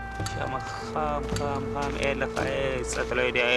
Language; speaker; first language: Hebrew; non-native, learner; Amharic